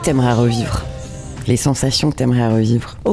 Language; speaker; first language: French; native; French